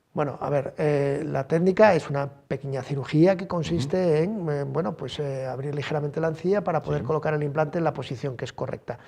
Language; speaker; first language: Spanish; native; Spanish